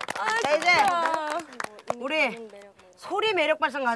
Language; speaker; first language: Korean; native; Korean